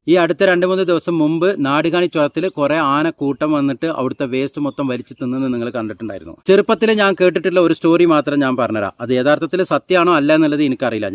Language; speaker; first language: Malayalam; non-native, local second language; Tamil